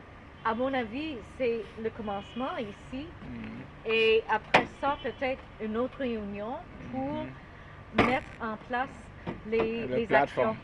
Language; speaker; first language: French; non-native, learner; English